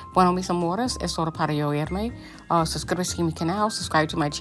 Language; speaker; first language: Spanish; early bilingual, heritage; Spanish